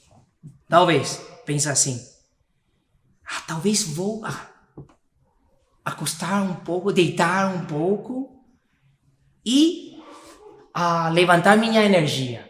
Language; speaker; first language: Portuguese; non-native, fluent; Spanish